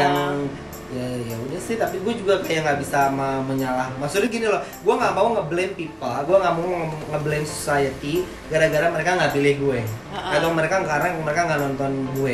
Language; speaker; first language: Indonesian; native; Indonesian